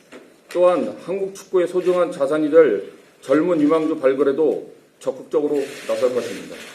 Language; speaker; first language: Korean; native; Korean